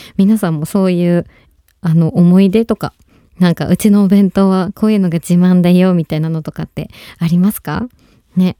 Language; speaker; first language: Japanese; native; Japanese